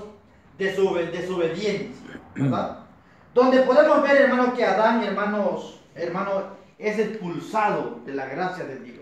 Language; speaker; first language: Spanish; native; Spanish